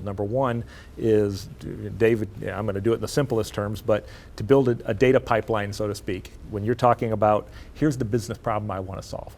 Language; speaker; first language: English; native; English